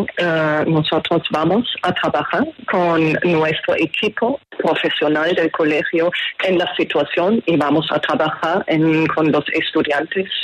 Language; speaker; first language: Spanish; non-native, fluent; German